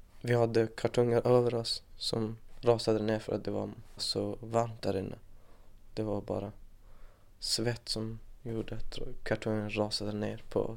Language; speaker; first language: Swedish; non-native, fluent; Persian